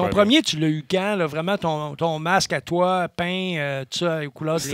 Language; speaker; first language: French; native; French